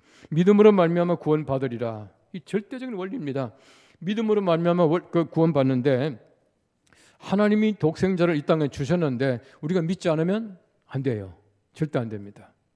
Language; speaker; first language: Korean; native; Korean